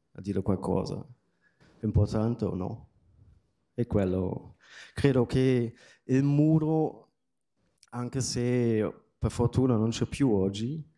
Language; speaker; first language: Italian; non-native, fluent; German